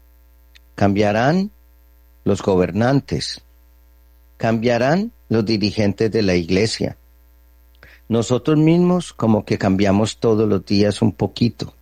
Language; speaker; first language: Spanish; native; Spanish